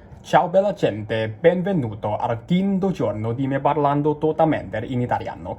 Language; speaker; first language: Italian; non-native, learner; Cantonese